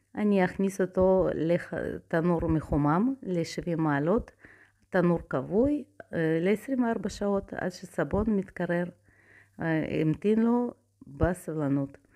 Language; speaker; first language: Hebrew; non-native, fluent; Russian